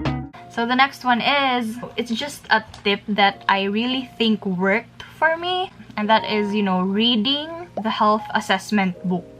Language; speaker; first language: English; non-native, local second language; Filipino